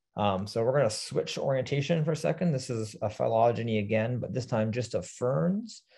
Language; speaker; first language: English; native; English